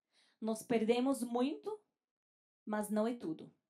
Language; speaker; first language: Portuguese; non-native, fluent; Arabic